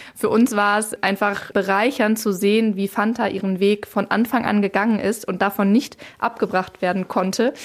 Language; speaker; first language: German; native; German